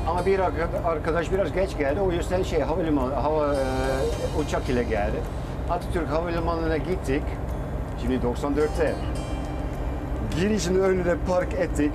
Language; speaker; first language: Turkish; non-native, fluent; Dutch